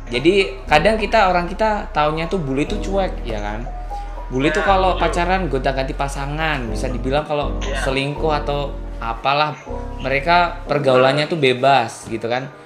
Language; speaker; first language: Indonesian; native; Indonesian